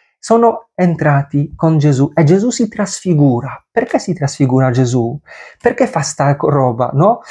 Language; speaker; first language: Italian; non-native, fluent; Polish